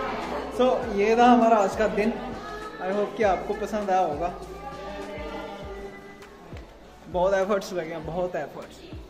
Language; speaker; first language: Japanese; non-native, learner; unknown